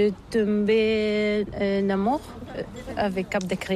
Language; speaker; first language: French; non-native, learner; Bulgarian